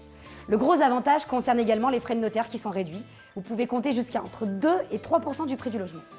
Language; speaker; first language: French; native; French